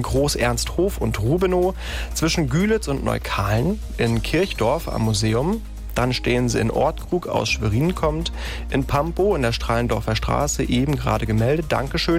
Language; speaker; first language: German; native; German